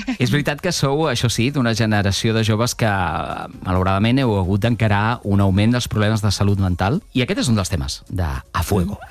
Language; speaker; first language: Catalan; native; Catalan